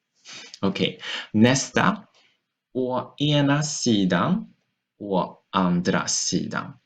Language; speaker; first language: Swedish; non-native, fluent; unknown